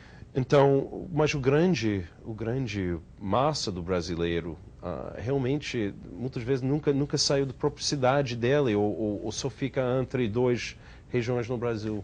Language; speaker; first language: Portuguese; non-native, fluent; English